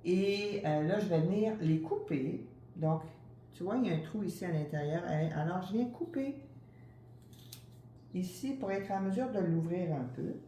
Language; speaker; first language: French; native; French